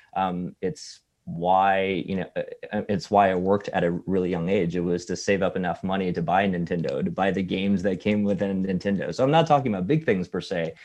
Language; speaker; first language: English; early bilingual, other home language; Chinese